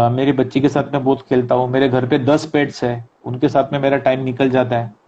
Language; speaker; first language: Hindi; non-native, local second language; Marathi